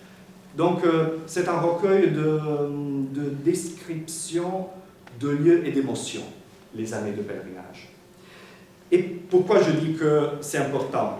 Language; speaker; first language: French; non-native, fluent; Italian